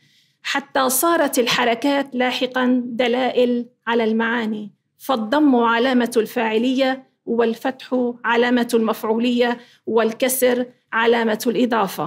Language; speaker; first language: Arabic; native; Arabic